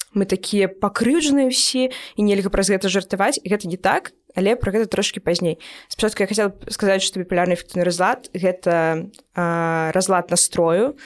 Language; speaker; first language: Belarusian; native; Belarusian